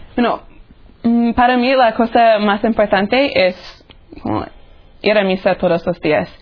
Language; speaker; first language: Spanish; non-native, fluent; English